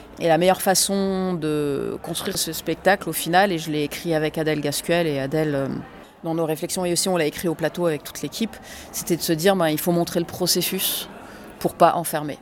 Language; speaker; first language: French; early bilingual, other home language; English